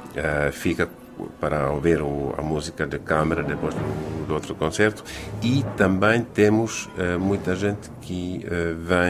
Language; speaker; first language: Portuguese; non-native, fluent; Finnish